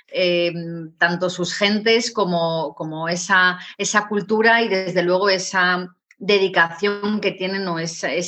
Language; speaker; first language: Spanish; native; Spanish